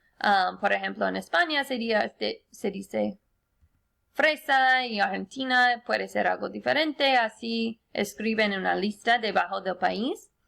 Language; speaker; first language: Spanish; non-native, fluent; English